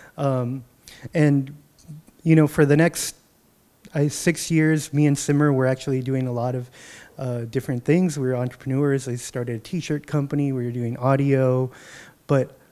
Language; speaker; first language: English; native; English